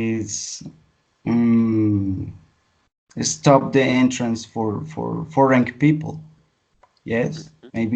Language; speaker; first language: English; non-native, learner; Spanish